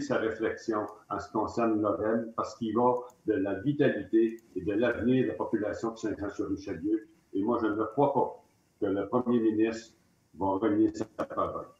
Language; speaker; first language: French; native; French